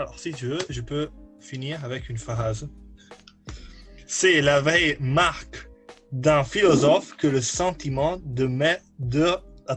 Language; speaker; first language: French; non-native, learner; Italian